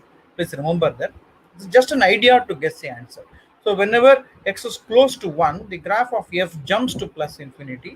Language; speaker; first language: English; non-native, local second language; Tamil